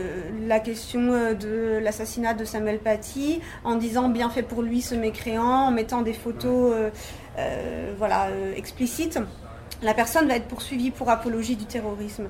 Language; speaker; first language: French; native; French